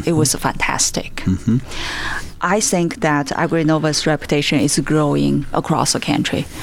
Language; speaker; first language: English; non-native, fluent; Chinese